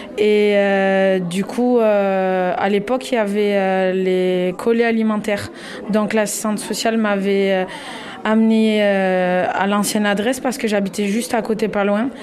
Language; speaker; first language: French; native; French